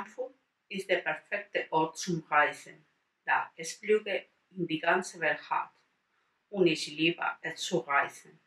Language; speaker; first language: German; non-native, learner; Spanish